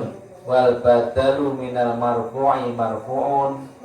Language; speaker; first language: Arabic; non-native, fluent; Javanese